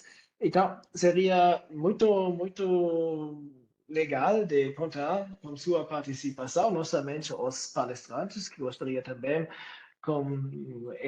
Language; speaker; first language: Portuguese; non-native, fluent; German